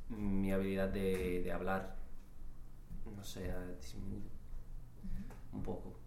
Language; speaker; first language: Spanish; non-native, learner; English